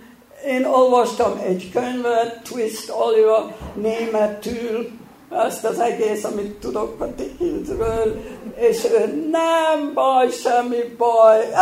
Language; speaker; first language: Hungarian; early bilingual, heritage; Hungarian